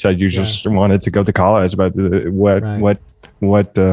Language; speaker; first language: English; non-native, fluent; French